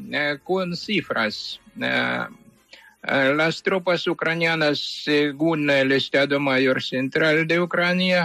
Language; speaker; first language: Spanish; non-native, fluent; Ukrainian